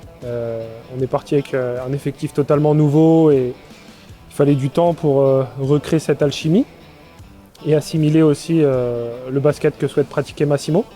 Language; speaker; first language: French; native; French